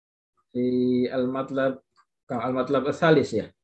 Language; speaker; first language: Arabic; non-native, fluent; Indonesian